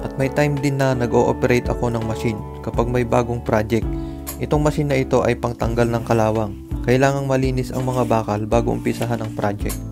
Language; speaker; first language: Filipino; native; Filipino